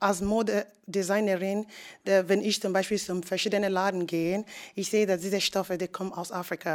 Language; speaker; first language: German; non-native, fluent; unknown